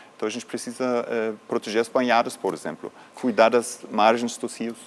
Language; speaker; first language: Portuguese; non-native, fluent; German